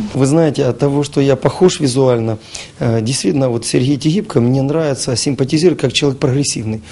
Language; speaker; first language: Russian; native; Russian